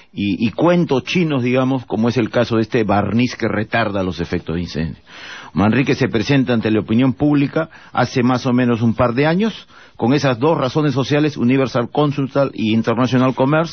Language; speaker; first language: Spanish; native; Spanish